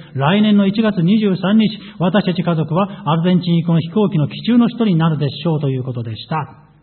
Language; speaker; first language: Japanese; native; Japanese